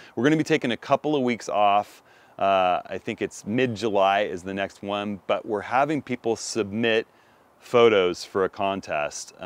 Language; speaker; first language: English; native; English